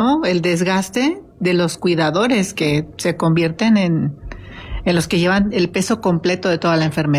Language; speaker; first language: Spanish; native; Spanish